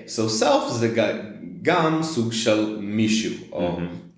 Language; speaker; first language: Hebrew; non-native, fluent; English